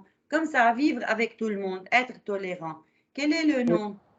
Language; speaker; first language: French; non-native, fluent; Arabic